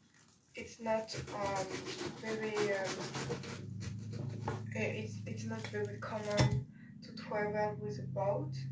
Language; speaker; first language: English; non-native, learner; French